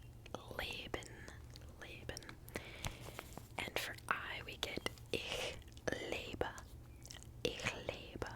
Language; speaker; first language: German; non-native, learner; English